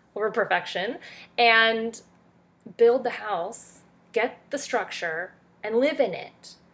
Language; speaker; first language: English; early bilingual, other home language; French